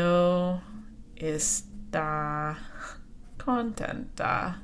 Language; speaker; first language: Spanish; non-native, fluent; English